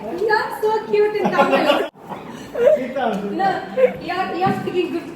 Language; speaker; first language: English; non-native, local second language; Tamil